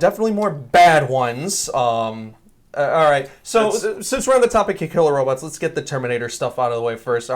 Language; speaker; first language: English; native; English